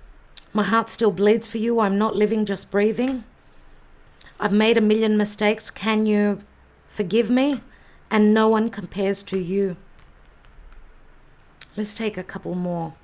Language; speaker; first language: English; native; English